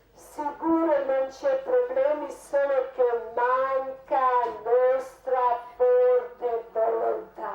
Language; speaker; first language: Italian; non-native, learner; Croatian